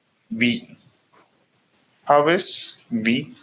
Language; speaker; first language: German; non-native, fluent; Telugu